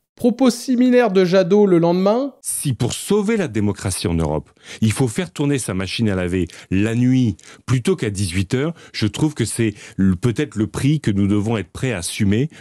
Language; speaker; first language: French; native; French